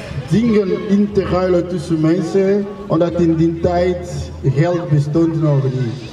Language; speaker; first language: Dutch; non-native, fluent; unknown